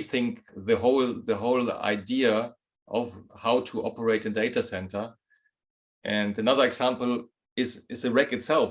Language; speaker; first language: English; non-native, fluent; German